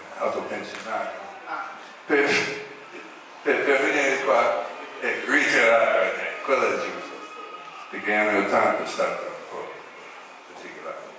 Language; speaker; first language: Italian; non-native, learner; English